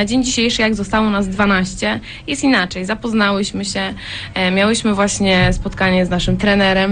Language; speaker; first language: Polish; native; Polish